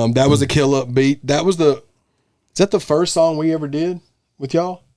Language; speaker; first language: English; native; English